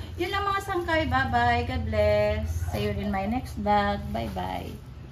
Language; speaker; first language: Filipino; non-native, local second language; Cebuano